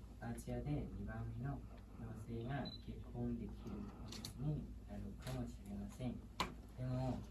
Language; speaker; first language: Japanese; non-native, learner; Thai